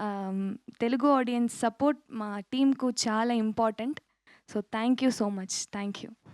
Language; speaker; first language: Telugu; non-native, local second language; Tamil